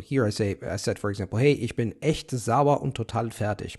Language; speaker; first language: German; non-native, fluent; Italian